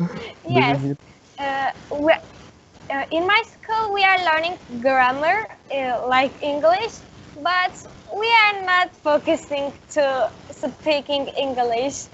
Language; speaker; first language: English; non-native, learner; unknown